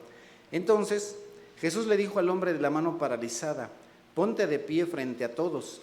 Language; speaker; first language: Spanish; native; Spanish